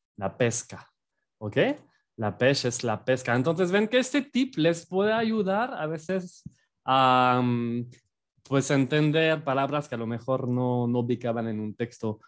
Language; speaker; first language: Spanish; non-native, fluent; French